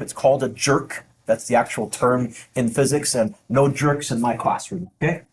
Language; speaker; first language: English; native; English